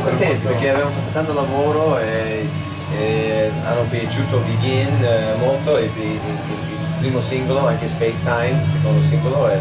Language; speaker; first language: Italian; non-native, learner; English